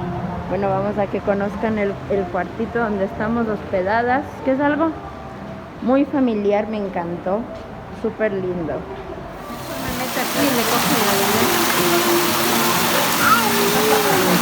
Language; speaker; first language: Spanish; native; Spanish